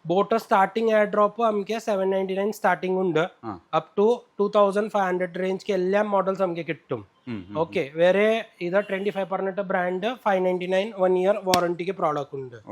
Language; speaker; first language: Malayalam; non-native, fluent; Hindi